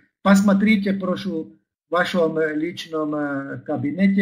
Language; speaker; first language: Russian; non-native, learner; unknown